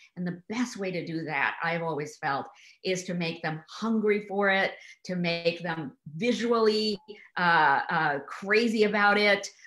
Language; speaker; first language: English; early bilingual, other home language; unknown